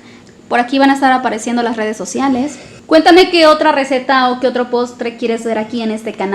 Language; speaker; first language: Spanish; native; Spanish